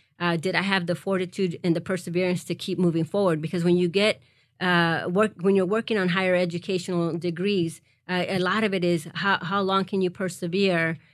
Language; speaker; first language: English; early bilingual, other home language; Spanish